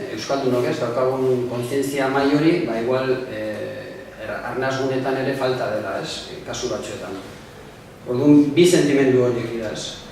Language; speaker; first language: Basque; non-native, local second language; Spanish